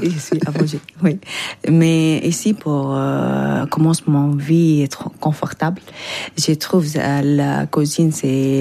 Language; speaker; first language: French; non-native, learner; Arabic